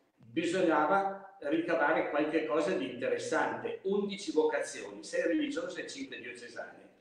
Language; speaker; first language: Italian; native; Italian